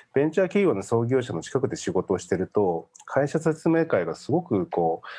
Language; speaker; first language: Japanese; native; Japanese